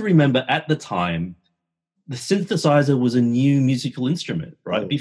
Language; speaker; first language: English; native; English